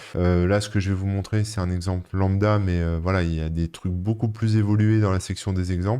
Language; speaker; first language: French; native; French